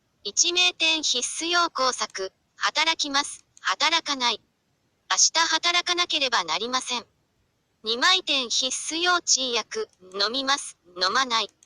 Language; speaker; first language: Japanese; non-native, fluent; Chinese